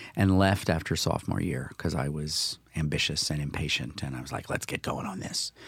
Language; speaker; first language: English; native; English